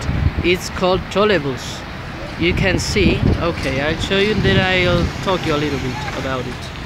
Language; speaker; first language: English; non-native, learner; Spanish